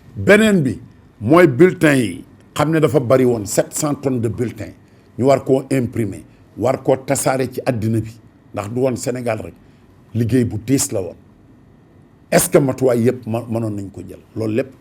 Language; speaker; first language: Wolof; native; Wolof